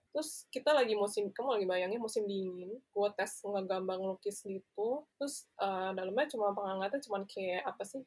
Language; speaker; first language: Indonesian; non-native, local second language; English